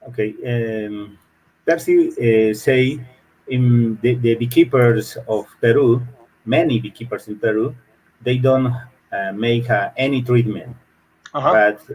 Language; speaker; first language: English; non-native, learner; Spanish